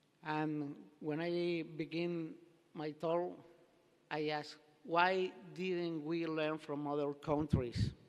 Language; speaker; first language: English; non-native, learner; Spanish